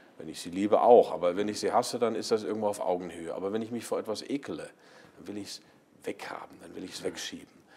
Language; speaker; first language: German; native; German